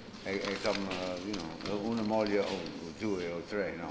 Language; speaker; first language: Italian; non-native, learner; English